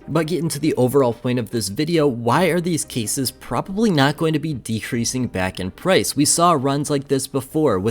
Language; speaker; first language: English; native; English